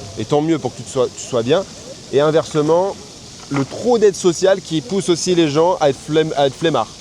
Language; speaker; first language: French; native; French